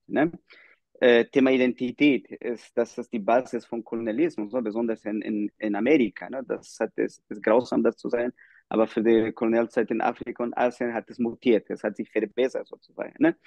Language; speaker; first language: German; non-native, fluent; Spanish